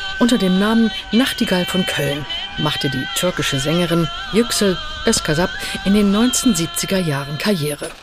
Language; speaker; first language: German; native; German